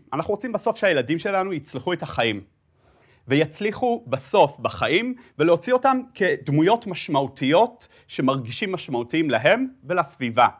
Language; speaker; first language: Hebrew; native; Hebrew